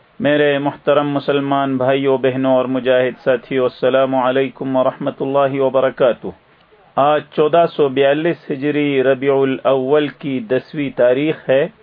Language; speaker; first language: Urdu; native; Urdu